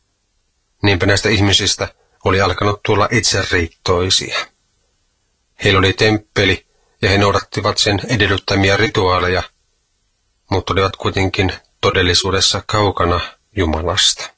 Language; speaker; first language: Finnish; native; Finnish